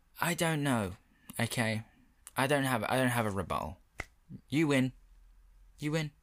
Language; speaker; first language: English; native; English